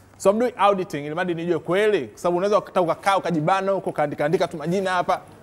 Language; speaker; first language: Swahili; native; Swahili